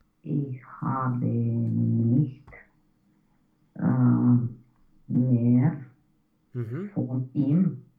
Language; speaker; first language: German; non-native, learner; Romanian